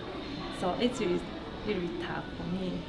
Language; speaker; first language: English; non-native, learner; Japanese